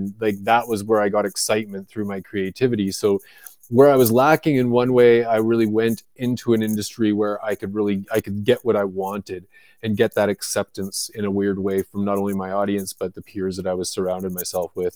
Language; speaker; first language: English; native; English